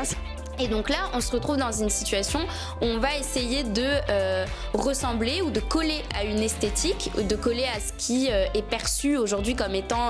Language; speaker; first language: French; native; French